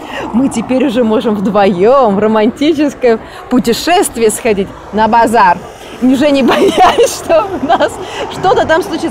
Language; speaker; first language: Russian; native; Russian